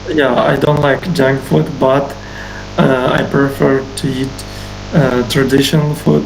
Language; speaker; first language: English; non-native, learner; Uzbek